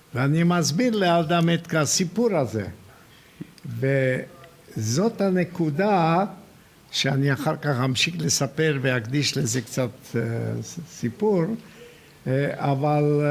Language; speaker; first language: Hebrew; non-native, fluent; Hungarian